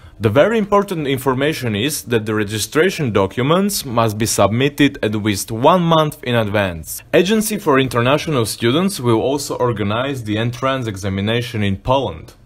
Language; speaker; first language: English; non-native, fluent; Slovak